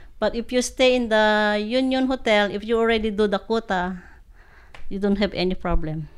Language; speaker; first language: English; non-native, local second language; Iloko